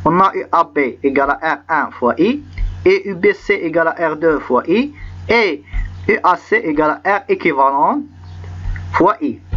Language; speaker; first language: French; non-native, local second language; Arabic